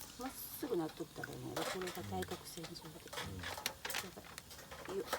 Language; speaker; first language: Japanese; native; Japanese